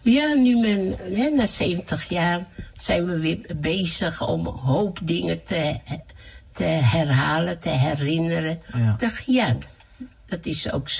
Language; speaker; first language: Dutch; early bilingual, other home language; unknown